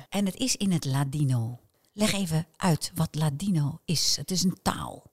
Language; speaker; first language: Dutch; native; Dutch